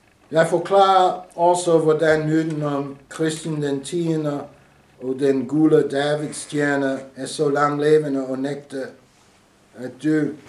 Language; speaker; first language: Danish; non-native, fluent; English